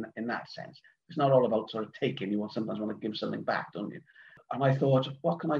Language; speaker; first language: English; native; English